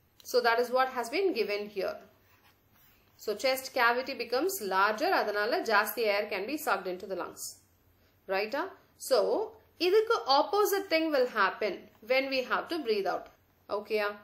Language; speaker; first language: English; non-native, local second language; Tamil